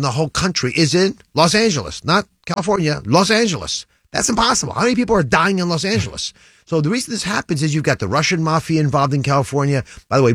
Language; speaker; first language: English; native; English